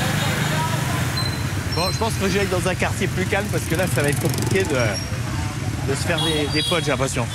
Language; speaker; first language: French; native; French